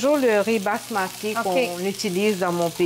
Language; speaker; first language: French; non-native, local second language; Morisyen